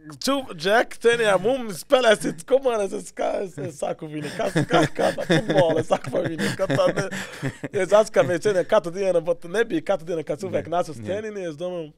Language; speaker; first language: Latvian; non-native, learner; Portuguese